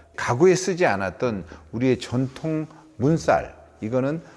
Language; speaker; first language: Korean; native; Korean